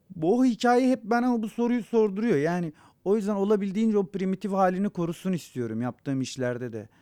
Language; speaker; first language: Turkish; non-native, local second language; Zaza